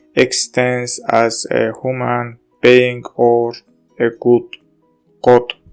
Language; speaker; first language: English; non-native, learner; Azerbaijani